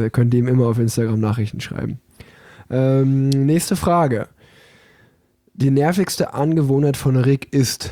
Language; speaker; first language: German; native; German